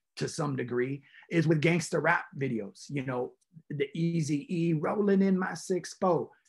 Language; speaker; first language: English; native; English